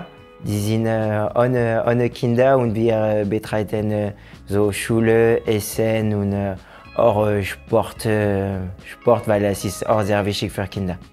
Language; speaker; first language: German; non-native, fluent; French